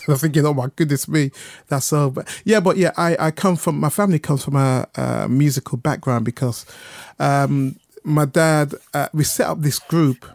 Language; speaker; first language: English; native; English